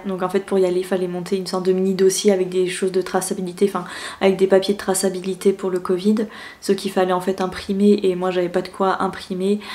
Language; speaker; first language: French; native; French